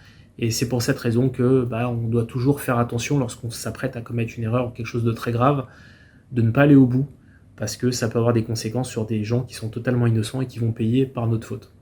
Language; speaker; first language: French; native; French